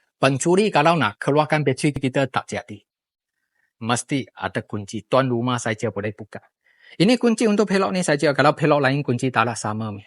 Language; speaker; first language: Malay; non-native, local second language; Chinese